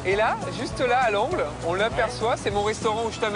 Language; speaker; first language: French; native; French